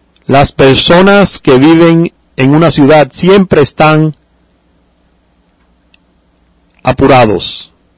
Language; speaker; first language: Spanish; native; Spanish